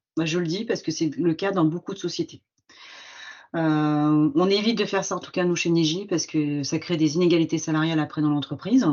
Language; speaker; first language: French; native; French